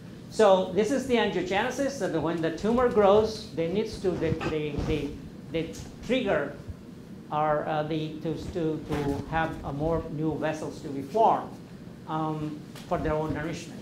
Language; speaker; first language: English; non-native, local second language; Bangla